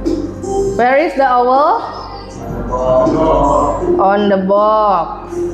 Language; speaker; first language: English; non-native, learner; Indonesian